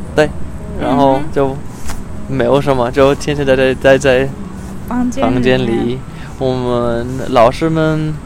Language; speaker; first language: Chinese; non-native, fluent; English